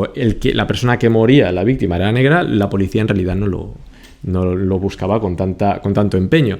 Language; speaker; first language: Spanish; native; Spanish